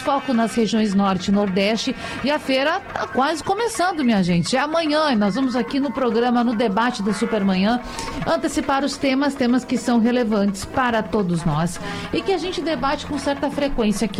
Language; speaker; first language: Portuguese; native; Portuguese